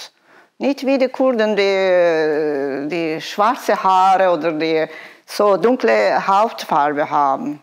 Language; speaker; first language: German; non-native, fluent; Turkish